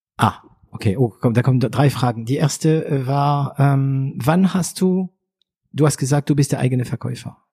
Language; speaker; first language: German; non-native, fluent; French